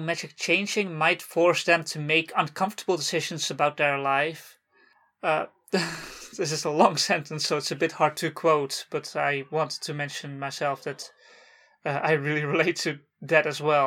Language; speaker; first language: English; non-native, fluent; Dutch